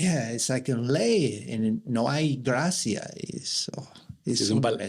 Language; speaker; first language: Spanish; non-native, learner; English